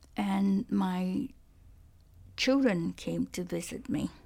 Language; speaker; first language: English; non-native, local second language; Cantonese